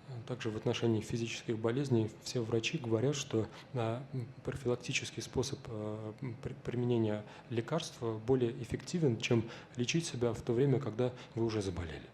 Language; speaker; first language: Russian; native; Russian